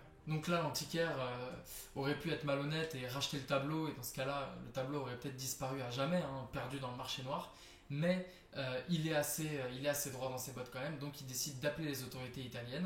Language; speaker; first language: French; native; French